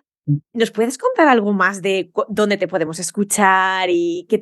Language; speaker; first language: Spanish; native; Spanish